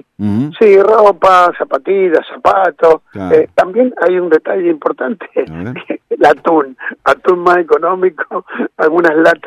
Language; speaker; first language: Spanish; native; Spanish